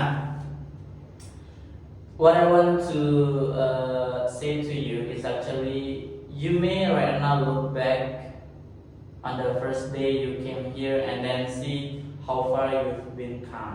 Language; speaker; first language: English; non-native, fluent; Indonesian